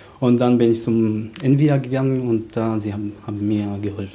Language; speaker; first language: German; non-native, fluent; Arabic